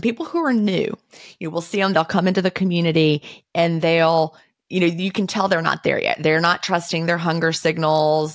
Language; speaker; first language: English; native; English